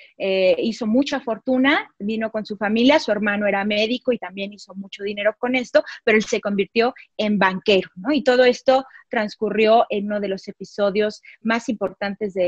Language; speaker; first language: Spanish; native; Spanish